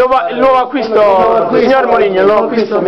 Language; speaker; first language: Italian; native; Italian